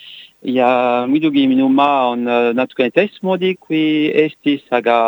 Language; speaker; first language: Estonian; non-native, learner; French